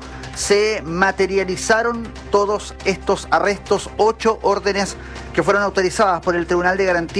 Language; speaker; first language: Spanish; native; Spanish